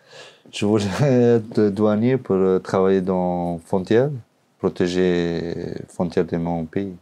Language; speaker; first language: French; non-native, learner; Albanian